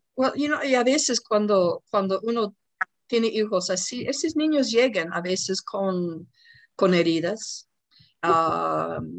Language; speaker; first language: Spanish; non-native, fluent; English